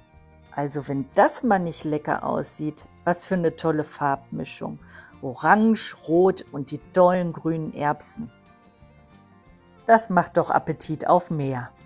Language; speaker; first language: German; native; German